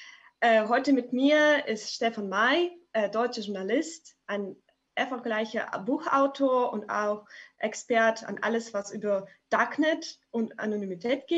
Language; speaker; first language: German; non-native, fluent; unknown